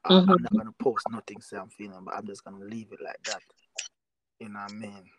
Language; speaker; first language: English; non-native, local second language; Jamaican Creole English